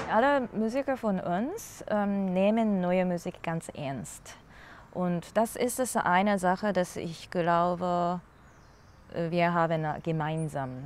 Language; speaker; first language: German; non-native, learner; English